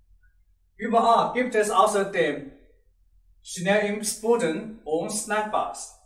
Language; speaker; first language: German; non-native, learner; Chinese